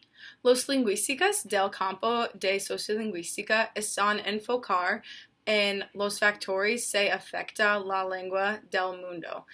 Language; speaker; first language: Spanish; non-native, learner; English